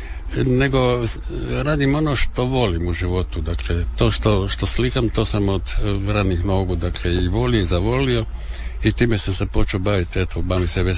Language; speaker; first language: Serbian; native; Serbian